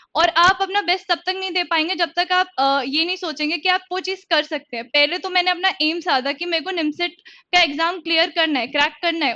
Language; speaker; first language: Hindi; native; Hindi